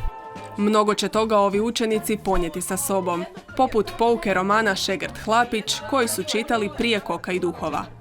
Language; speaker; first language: Croatian; native; Croatian